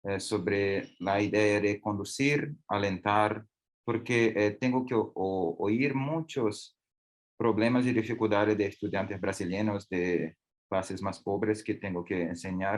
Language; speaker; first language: Spanish; non-native, learner; Portuguese